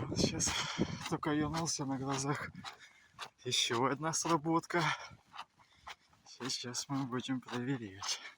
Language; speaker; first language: Russian; native; Russian